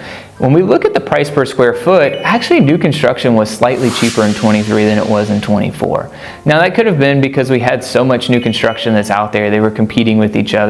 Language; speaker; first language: English; native; English